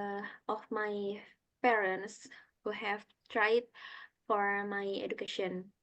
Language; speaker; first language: English; non-native, learner; Indonesian